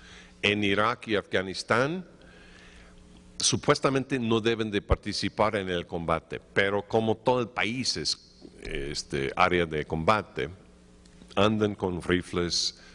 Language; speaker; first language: Spanish; non-native, fluent; English